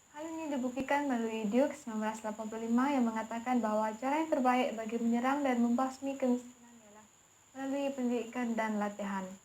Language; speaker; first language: Malay; non-native, local second language; Iban